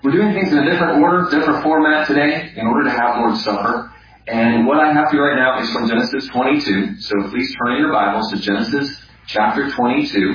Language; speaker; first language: English; native; English